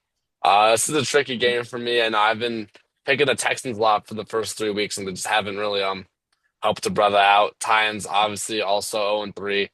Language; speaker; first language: English; native; English